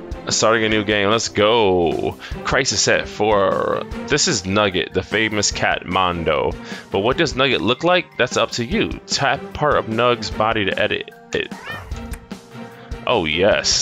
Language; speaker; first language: English; native; English